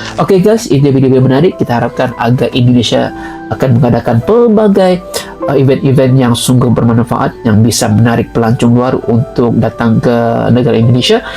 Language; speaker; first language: Malay; native; Malay